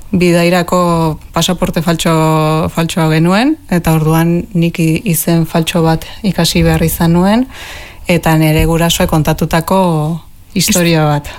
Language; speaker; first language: Basque; early bilingual, other home language; Spanish